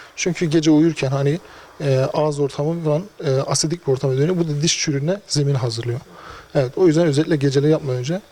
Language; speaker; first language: Turkish; native; Turkish